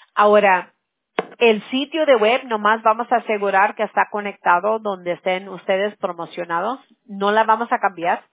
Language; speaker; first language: Spanish; early bilingual, other home language; English